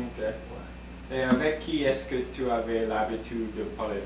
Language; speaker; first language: French; non-native, learner; English